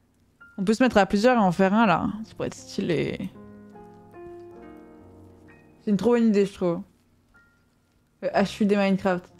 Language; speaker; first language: French; native; French